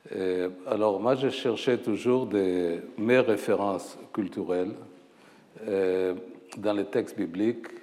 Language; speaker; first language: French; non-native, fluent; Hebrew